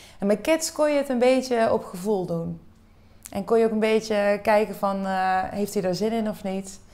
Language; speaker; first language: Dutch; native; Dutch